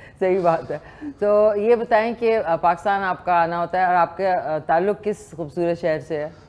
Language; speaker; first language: Urdu; native; Urdu